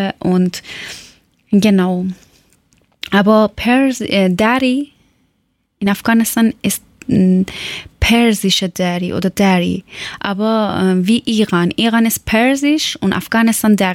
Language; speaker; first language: German; non-native, learner; Persian